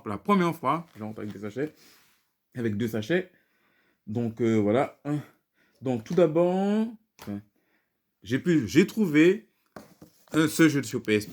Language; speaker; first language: French; native; French